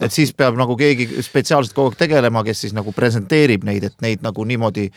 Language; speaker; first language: Estonian; native; Estonian